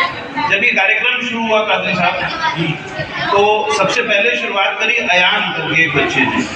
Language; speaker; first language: Hindi; native; Hindi